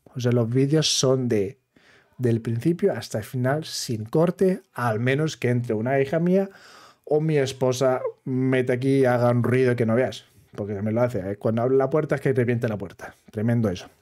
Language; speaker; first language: Spanish; non-native, fluent; German